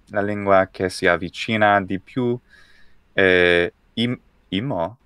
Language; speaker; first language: Italian; non-native, fluent; English